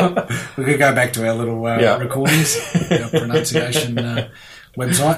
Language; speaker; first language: English; native; English